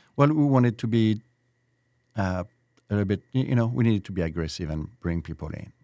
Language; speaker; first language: English; non-native, fluent; French